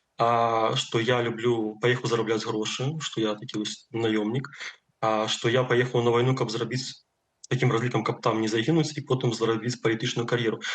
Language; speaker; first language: Belarusian; non-native, local second language; Russian